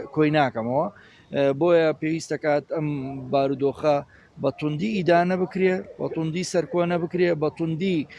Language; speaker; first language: Central Kurdish; native; Central Kurdish